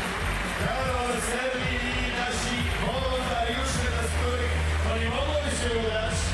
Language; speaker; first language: Polish; native; Polish